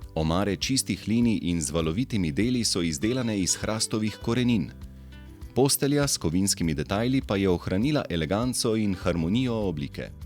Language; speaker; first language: Slovenian; native; Slovenian